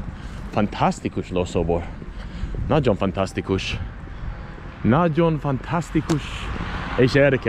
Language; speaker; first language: Hungarian; non-native, learner; English